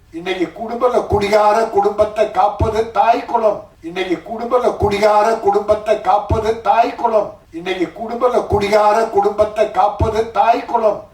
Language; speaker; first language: Tamil; native; Tamil